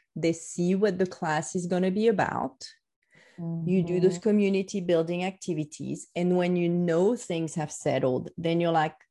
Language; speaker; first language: English; non-native, fluent; French